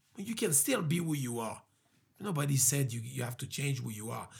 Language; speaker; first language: English; early bilingual, other home language; French